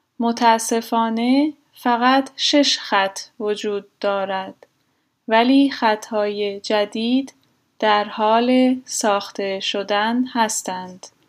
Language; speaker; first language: Persian; non-native, fluent; German